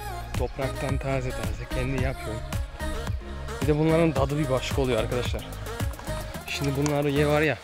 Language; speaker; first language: Turkish; early bilingual, heritage; Turkish